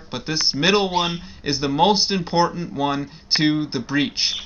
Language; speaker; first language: English; native; English